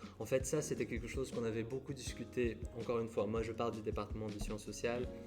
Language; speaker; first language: French; non-native, fluent; Portuguese